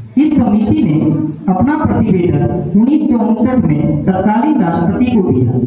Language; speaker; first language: Hindi; native; Hindi